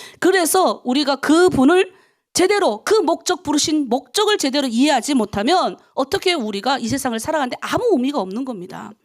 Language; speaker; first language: Korean; native; Korean